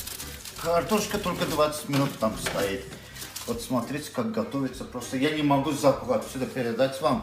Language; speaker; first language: Russian; non-native, local second language; Azerbaijani